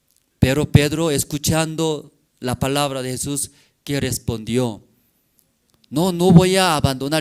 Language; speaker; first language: Spanish; non-native, learner; Korean